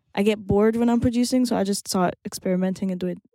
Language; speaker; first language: English; non-native, fluent; French